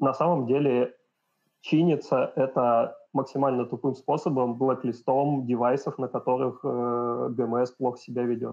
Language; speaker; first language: Russian; native; Russian